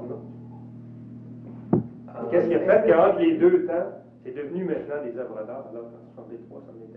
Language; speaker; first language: French; native; French